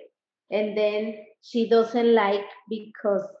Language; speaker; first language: English; non-native, learner; Spanish